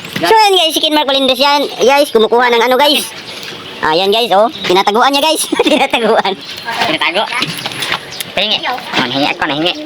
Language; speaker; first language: Filipino; non-native, local second language; Cebuano